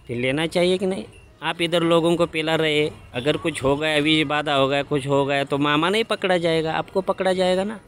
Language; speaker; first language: Hindi; non-native, local second language; Marathi